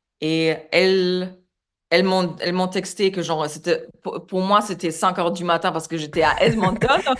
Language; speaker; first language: French; non-native, fluent; Polish